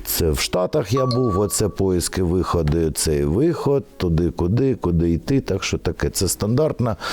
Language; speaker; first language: Ukrainian; non-native, local second language; Russian